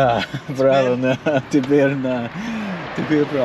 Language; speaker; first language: Russian; non-native, learner; English